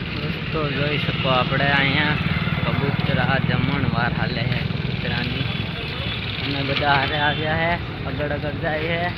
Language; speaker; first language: Gujarati; non-native, local second language; Bhili